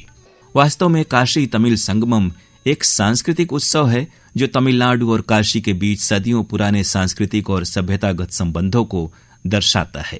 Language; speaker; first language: Hindi; native; Hindi